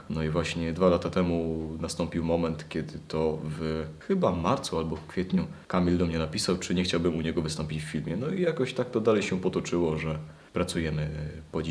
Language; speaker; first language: Polish; native; Polish